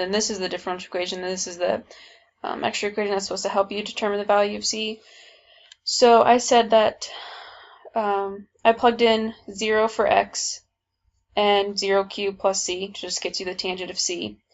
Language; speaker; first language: English; native; English